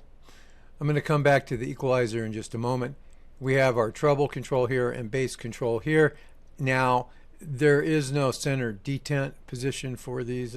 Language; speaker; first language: English; native; English